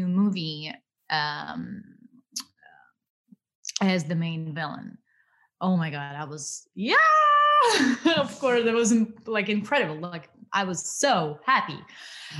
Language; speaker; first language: English; non-native, fluent; Ukrainian